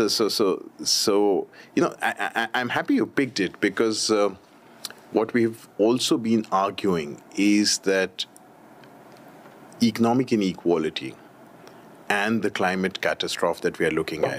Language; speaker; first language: English; non-native, local second language; Hindi